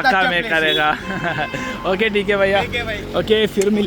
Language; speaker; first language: Hindi; non-native, local second language; Malayalam